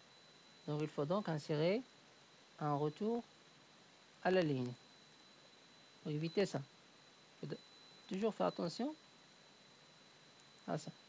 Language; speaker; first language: French; native; French